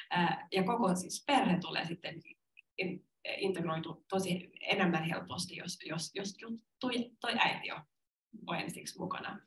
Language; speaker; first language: Finnish; non-native, local second language; Swedish